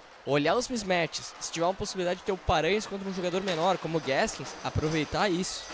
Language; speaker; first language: Portuguese; native; Portuguese